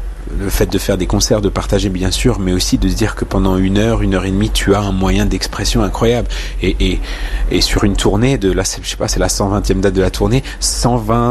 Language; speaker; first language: French; native; French